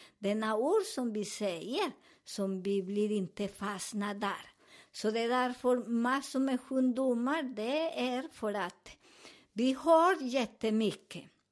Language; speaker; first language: Swedish; non-native, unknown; Spanish